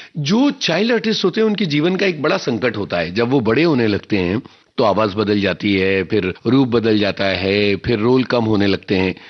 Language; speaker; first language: Hindi; native; Hindi